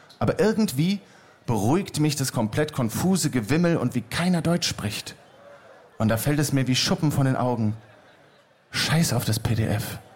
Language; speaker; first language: German; native; German